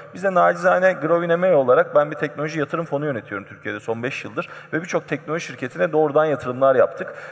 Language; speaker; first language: Turkish; native; Turkish